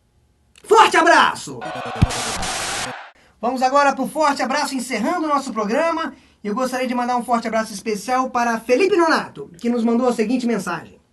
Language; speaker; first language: Portuguese; native; Portuguese